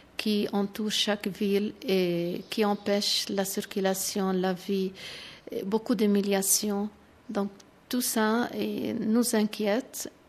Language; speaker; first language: French; non-native, fluent; Arabic